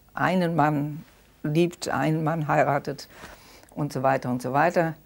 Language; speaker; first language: German; early bilingual, other home language; Danish